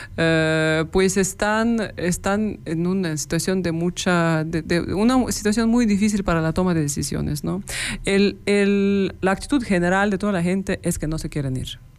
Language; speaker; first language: Spanish; non-native, fluent; Ukrainian